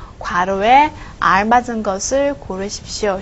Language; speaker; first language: Korean; non-native, fluent; Chinese